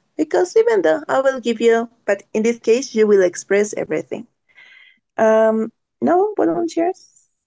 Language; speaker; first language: English; non-native, learner; Spanish